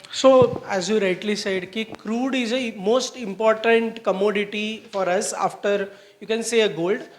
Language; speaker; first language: English; non-native, local second language; Marathi